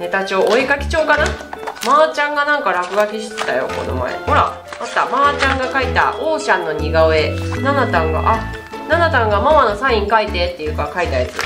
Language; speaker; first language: Japanese; native; Japanese